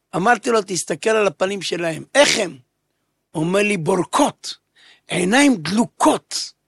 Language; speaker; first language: Hebrew; native; Hebrew